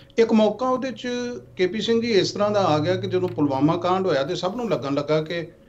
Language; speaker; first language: Punjabi; native; Punjabi